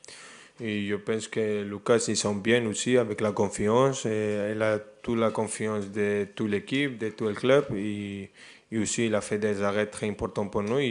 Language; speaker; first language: French; non-native, fluent; Spanish